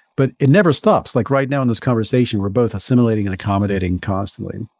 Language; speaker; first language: English; native; English